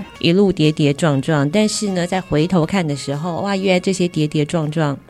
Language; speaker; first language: Chinese; native; Chinese